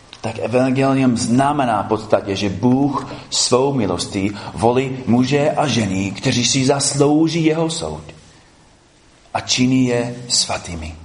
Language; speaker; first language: Czech; non-native, fluent; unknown